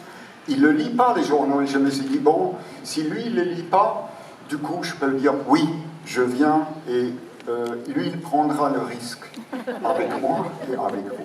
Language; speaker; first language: French; non-native, fluent; German